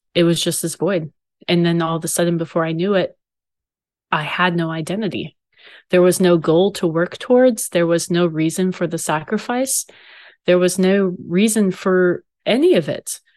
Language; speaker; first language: English; native; English